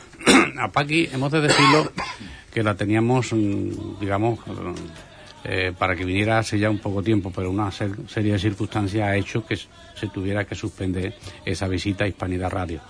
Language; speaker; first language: Spanish; native; Spanish